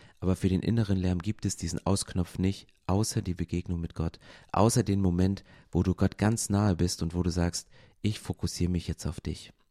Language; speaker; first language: German; native; German